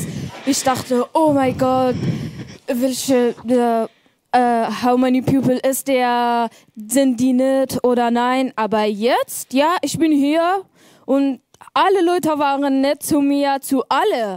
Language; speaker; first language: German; non-native, learner; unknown